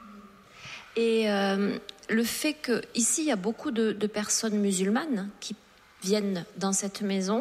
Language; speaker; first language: French; native; French